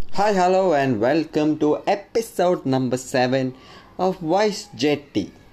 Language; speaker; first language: English; non-native, local second language; Tamil